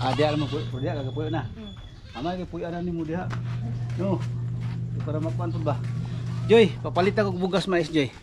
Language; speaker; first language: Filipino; non-native, local second language; Cebuano